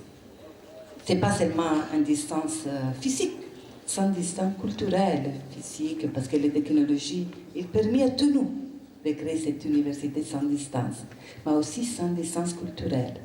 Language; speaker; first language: French; non-native, learner; Italian